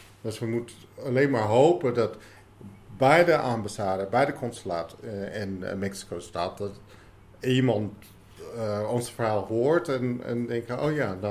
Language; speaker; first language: Dutch; non-native, fluent; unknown